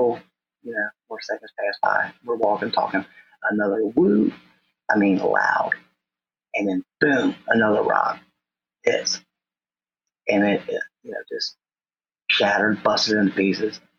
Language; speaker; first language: English; native; English